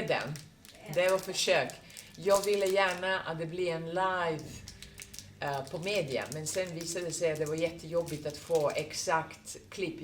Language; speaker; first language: Swedish; non-native, fluent; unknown